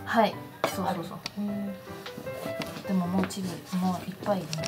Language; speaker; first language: Japanese; non-native, learner; Spanish